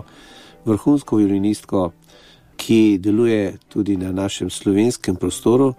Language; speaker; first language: Slovenian; native; Slovenian